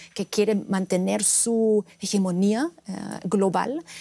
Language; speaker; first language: Spanish; non-native, fluent; Russian